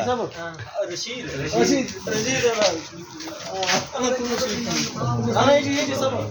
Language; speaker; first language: Arabic; non-native, learner; Urdu